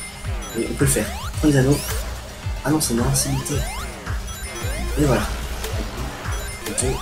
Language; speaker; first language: French; native; French